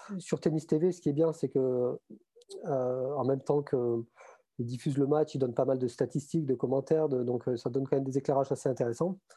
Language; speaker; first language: French; native; French